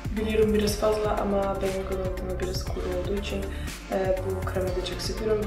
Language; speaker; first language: Turkish; non-native, fluent; Russian